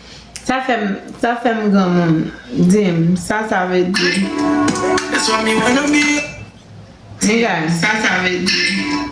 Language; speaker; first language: French; non-native, learner; Haitian Creole